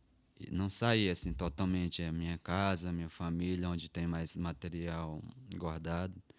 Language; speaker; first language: Portuguese; non-native, local second language; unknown